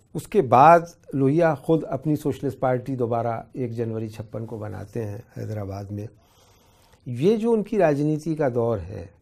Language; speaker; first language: Hindi; native; Hindi